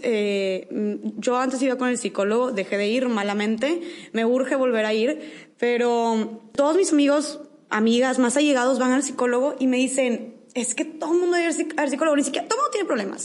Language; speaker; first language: Spanish; native; Spanish